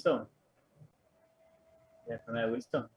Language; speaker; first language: Spanish; native; Spanish